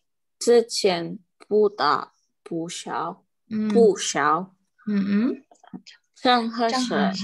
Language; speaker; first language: Chinese; non-native, learner; Indonesian